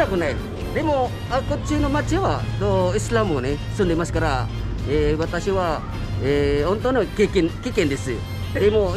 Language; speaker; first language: Japanese; non-native, learner; Cebuano